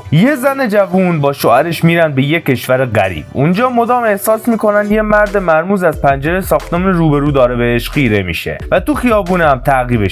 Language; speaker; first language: Persian; native; Persian